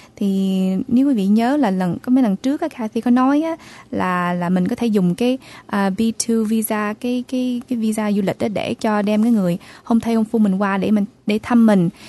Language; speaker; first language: Vietnamese; early bilingual, heritage; Vietnamese